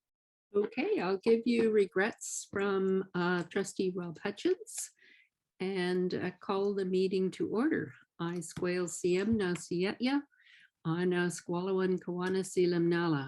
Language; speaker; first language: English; native; English